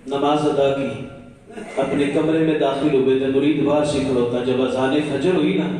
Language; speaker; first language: Urdu; non-native, local second language; Punjabi